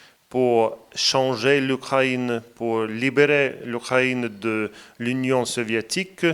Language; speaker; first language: French; non-native, fluent; Latvian